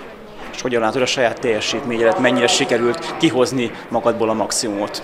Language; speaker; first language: Hungarian; native; Hungarian